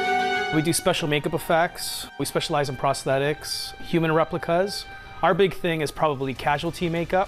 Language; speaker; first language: English; native; English